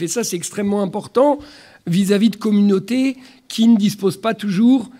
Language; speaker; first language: French; native; French